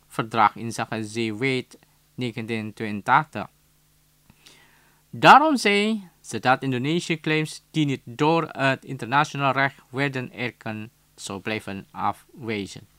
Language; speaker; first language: Dutch; non-native, fluent; Indonesian